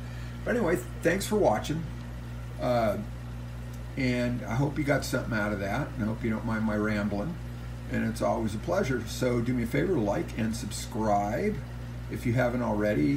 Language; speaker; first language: English; native; English